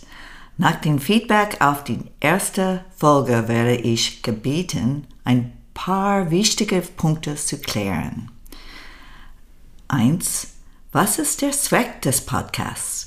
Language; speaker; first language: German; non-native, learner; English